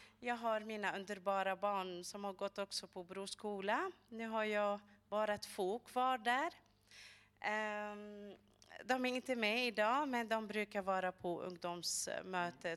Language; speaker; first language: Swedish; early bilingual, other home language; Arabic